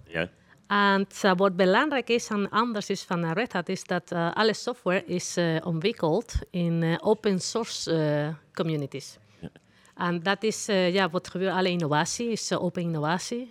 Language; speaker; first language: Dutch; non-native, learner; Spanish